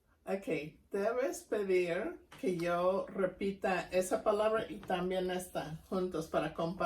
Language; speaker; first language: Spanish; non-native, fluent; English